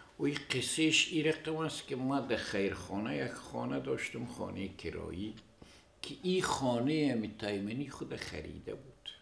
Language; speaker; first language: Persian; native; Persian